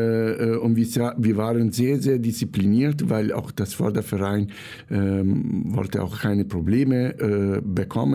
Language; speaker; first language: German; non-native, fluent; Italian